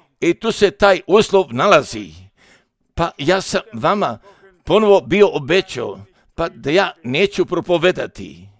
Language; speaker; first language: Croatian; early bilingual, heritage; Croatian